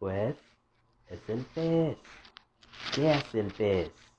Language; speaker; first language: Spanish; non-native, learner; Bangla